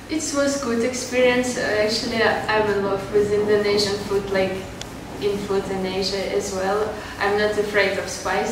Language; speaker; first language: English; non-native, learner; Ukrainian